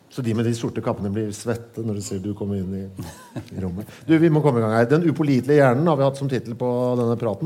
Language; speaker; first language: Norwegian; native; Norwegian